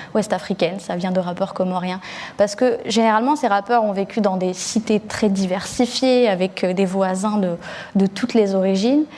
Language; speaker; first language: French; early bilingual, other home language; Arabic